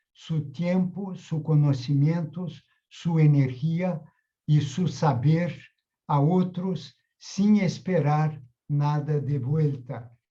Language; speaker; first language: Spanish; non-native, fluent; Portuguese